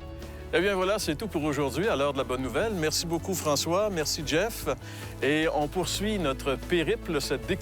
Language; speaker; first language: French; native; French